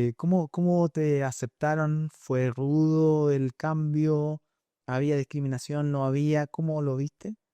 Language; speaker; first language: Spanish; native; Spanish